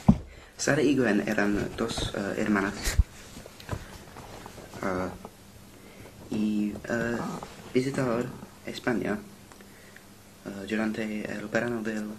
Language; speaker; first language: Spanish; non-native, learner; English